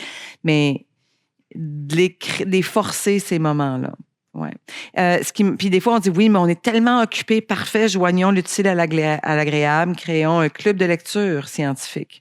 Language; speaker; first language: French; native; French